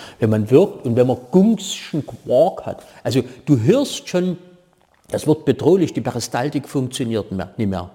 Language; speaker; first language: German; native; German